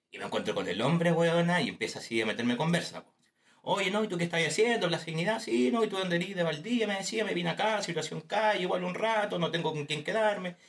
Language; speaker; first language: Spanish; native; Spanish